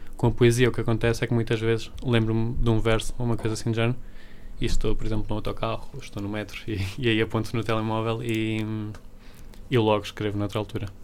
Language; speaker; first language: Portuguese; early bilingual, other home language; Spanish